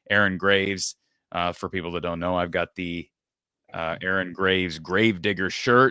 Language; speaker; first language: English; native; English